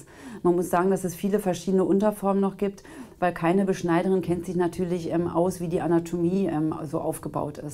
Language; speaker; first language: German; native; German